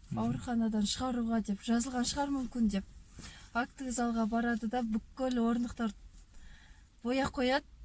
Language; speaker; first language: Kazakh; native; Kazakh